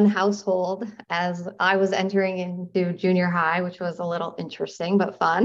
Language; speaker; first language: English; native; English